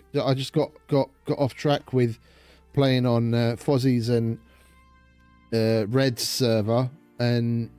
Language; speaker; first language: English; native; English